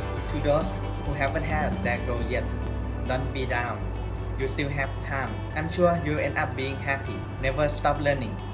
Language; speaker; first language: English; non-native, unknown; Thai